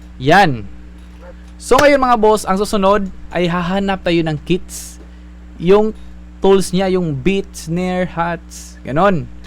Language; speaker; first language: Filipino; non-native, local second language; Cebuano